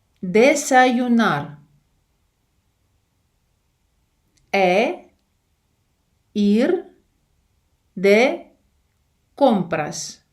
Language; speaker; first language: Spanish; non-native, fluent; Ukrainian